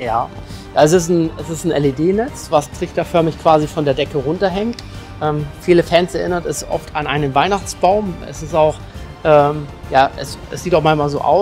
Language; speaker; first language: German; native; German